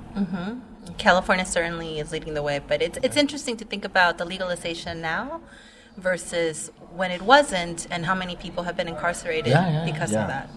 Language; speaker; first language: English; native; English